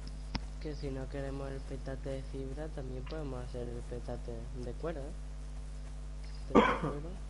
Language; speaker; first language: Spanish; native; Spanish